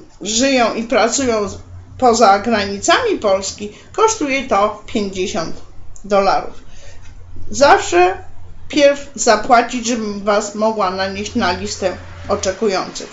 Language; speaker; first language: Polish; native; Polish